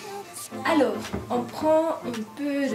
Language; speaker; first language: French; non-native, learner; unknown